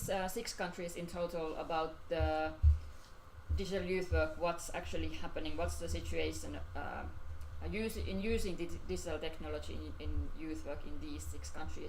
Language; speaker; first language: English; non-native, fluent; Finnish